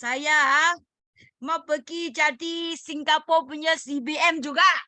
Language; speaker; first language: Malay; non-native, learner; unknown